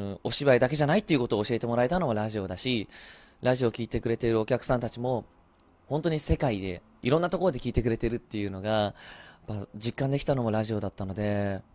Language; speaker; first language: Japanese; early bilingual, heritage; Japanese